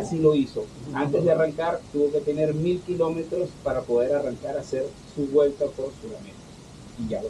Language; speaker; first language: Spanish; native; Spanish